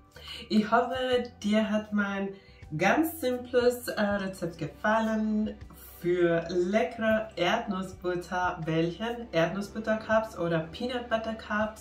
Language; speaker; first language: German; non-native, fluent; Finnish